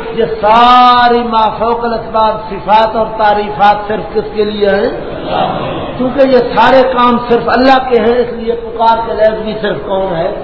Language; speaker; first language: Urdu; non-native, local second language; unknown